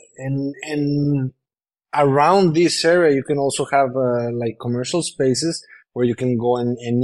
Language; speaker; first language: English; non-native, fluent; Spanish